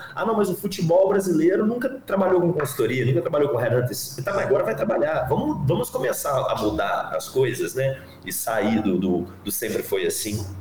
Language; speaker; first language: Portuguese; native; Portuguese